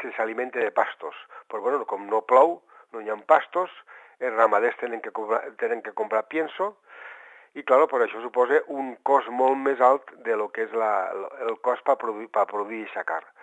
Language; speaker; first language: Catalan; native; Catalan